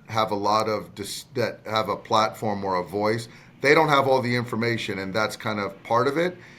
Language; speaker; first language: English; native; English